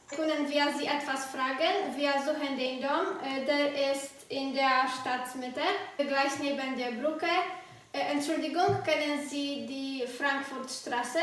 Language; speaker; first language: German; non-native, learner; Polish